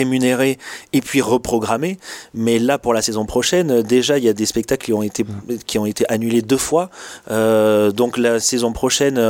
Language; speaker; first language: French; native; French